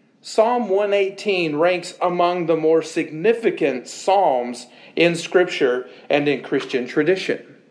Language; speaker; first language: English; native; English